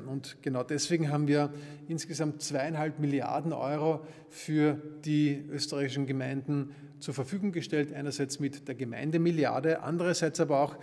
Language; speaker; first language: German; native; German